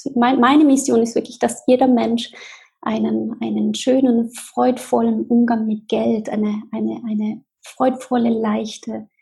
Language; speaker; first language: German; non-native, fluent; Spanish